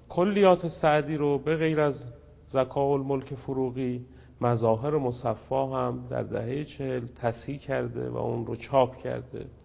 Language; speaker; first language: Persian; native; Persian